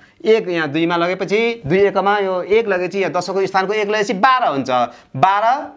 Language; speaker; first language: Nepali; native; Nepali